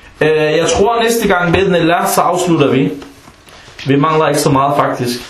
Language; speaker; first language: Danish; early bilingual, other home language; Arabic